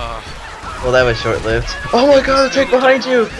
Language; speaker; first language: English; native; English